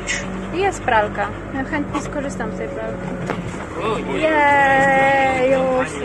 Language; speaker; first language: Polish; native; Polish